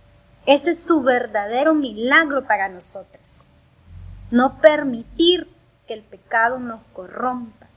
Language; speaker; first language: Spanish; native; Spanish